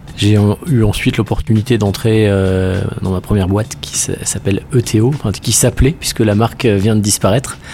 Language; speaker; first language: French; native; French